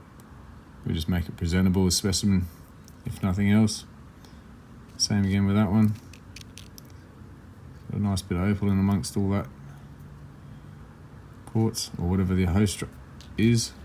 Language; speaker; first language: English; native; English